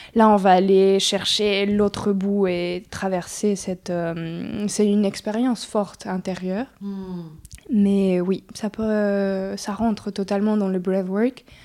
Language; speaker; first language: French; early bilingual, other home language; Spanish